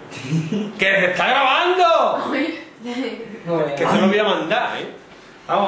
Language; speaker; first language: Spanish; native; Spanish